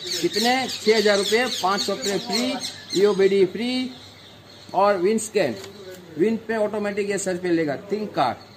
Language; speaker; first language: Hindi; non-native, local second language; Gujarati